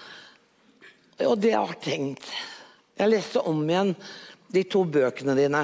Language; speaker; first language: Norwegian; native; Norwegian